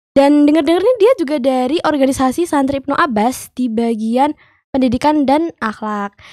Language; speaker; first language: Indonesian; native; Indonesian